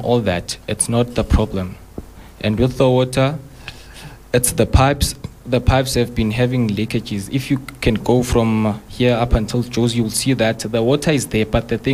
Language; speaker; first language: English; non-native, local second language; Zulu